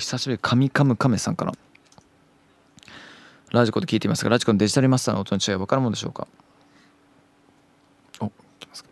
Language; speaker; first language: Japanese; native; Japanese